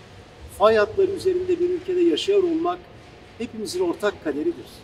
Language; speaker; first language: Turkish; native; Turkish